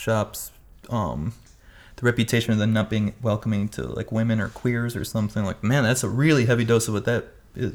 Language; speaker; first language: English; native; English